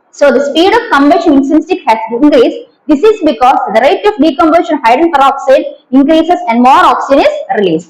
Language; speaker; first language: English; non-native, local second language; Malayalam